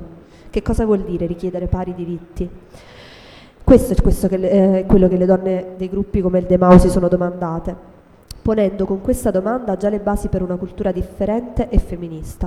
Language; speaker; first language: Italian; native; Italian